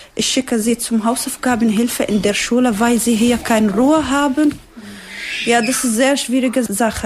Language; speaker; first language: German; non-native, learner; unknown